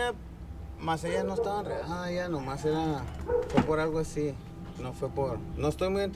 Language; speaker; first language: Spanish; native; Spanish